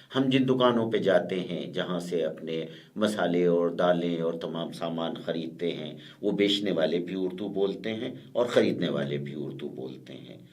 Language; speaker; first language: Urdu; native; Urdu